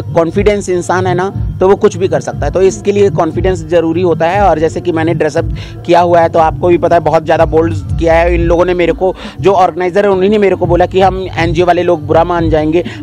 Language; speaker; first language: Hindi; native; Hindi